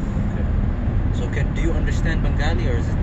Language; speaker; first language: English; early bilingual, other home language; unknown